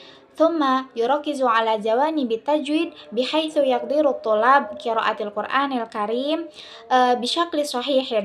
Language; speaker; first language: Arabic; non-native, learner; Indonesian